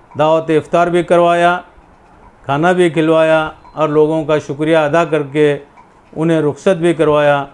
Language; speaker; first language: Hindi; native; Hindi